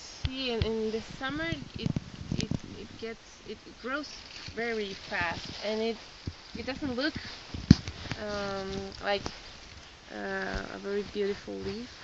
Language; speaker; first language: English; non-native, fluent; Spanish